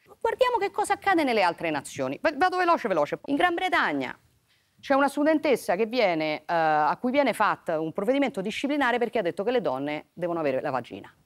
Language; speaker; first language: Italian; native; Italian